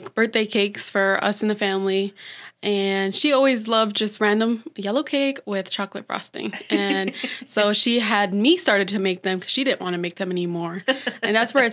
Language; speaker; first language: English; native; English